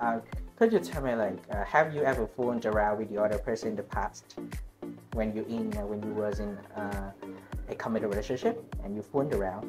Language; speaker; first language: English; non-native, learner; Vietnamese